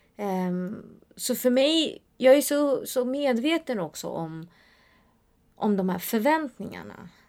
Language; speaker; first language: Swedish; early bilingual, other home language; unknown